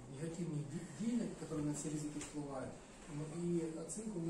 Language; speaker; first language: Ukrainian; non-native, local second language; Russian